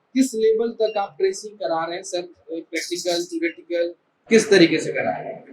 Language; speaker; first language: Hindi; native; Hindi